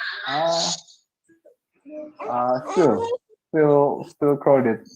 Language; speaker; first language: English; non-native, learner; Indonesian